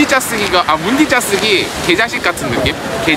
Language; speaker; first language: Korean; native; Korean